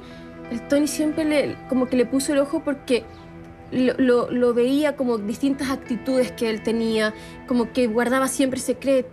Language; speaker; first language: Spanish; native; Spanish